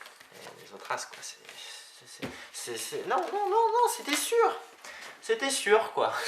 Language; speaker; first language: French; native; French